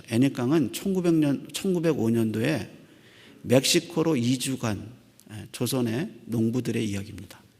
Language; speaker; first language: Korean; native; Korean